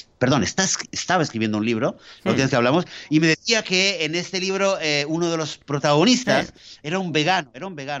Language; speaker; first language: Spanish; native; Spanish